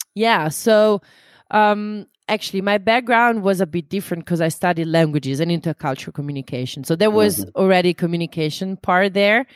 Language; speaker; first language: English; non-native, fluent; Italian